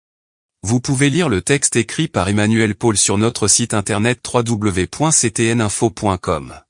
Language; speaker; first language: French; non-native, local second language; Haitian Creole